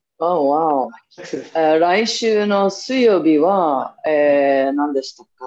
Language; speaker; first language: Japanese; non-native, fluent; English